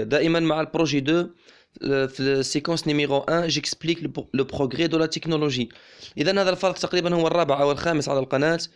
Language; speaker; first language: Arabic; native; Arabic